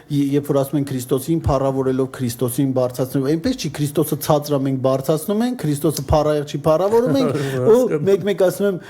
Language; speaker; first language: Armenian; native; Armenian